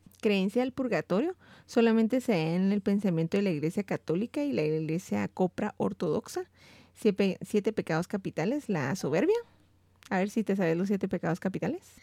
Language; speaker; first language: Spanish; native; Spanish